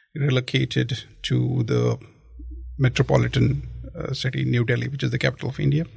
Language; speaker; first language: English; non-native, local second language; Kashmiri